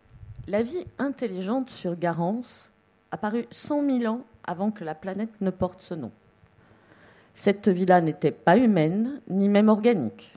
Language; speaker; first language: French; native; French